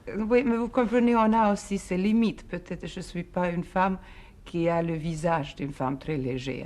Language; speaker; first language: French; non-native, fluent; Swedish